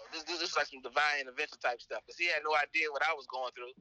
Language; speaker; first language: English; native; English